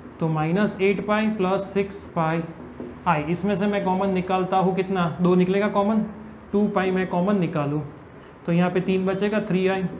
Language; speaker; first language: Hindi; non-native, local second language; Gujarati